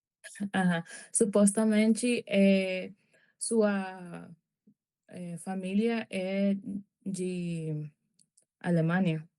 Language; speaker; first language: Portuguese; non-native, learner; Spanish